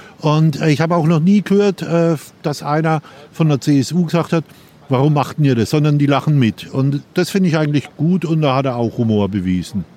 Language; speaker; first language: German; native; German